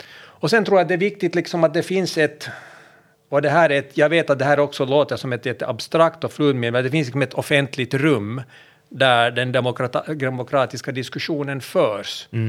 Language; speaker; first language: Swedish; native; Swedish